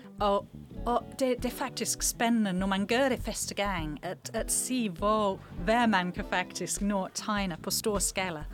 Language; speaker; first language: Danish; non-native, fluent; English